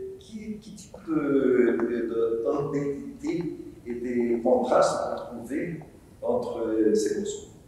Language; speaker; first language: French; non-native, learner; Portuguese